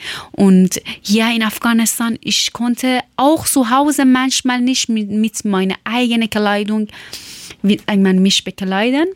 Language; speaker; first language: German; non-native, learner; Persian